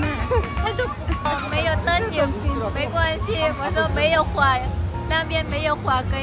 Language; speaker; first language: Chinese; non-native, learner; Lao